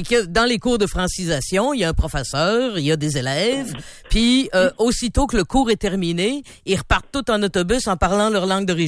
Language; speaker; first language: French; native; French